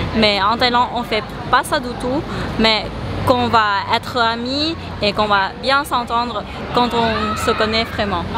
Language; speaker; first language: French; non-native, fluent; Thai